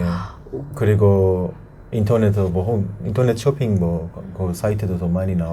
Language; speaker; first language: Korean; non-native, learner; Persian